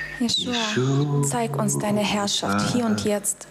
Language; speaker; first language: German; non-native, fluent; Russian